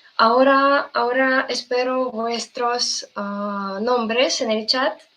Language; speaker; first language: Spanish; non-native, fluent; Russian